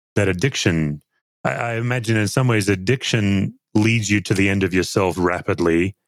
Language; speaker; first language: English; native; English